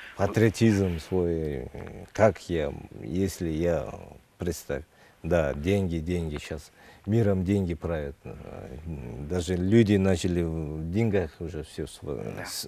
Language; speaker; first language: Russian; non-native, local second language; Kyrgyz